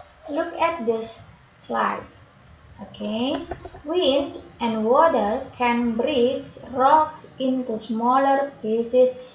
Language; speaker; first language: English; non-native, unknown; Indonesian